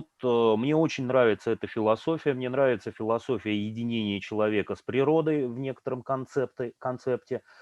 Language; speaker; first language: Russian; native; Russian